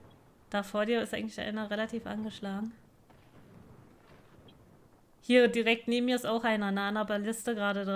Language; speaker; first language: German; native; German